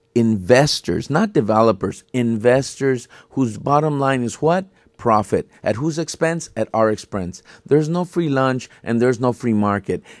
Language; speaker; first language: English; native; English